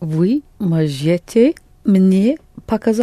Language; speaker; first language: Russian; non-native, learner; English